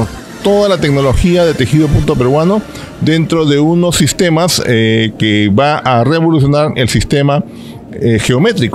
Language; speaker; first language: Spanish; native; Spanish